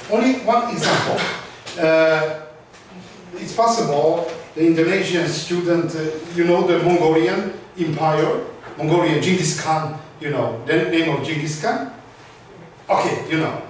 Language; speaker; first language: English; non-native, learner; Hungarian